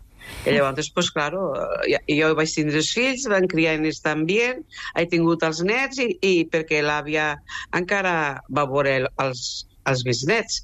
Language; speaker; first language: Catalan; native; Catalan